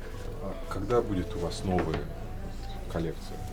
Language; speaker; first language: Russian; non-native, learner; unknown